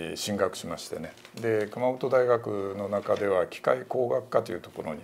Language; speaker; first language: Japanese; native; Japanese